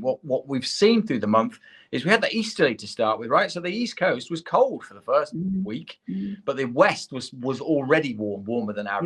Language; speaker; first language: English; native; English